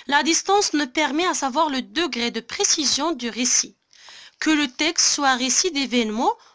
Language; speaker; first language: French; non-native, local second language; Arabic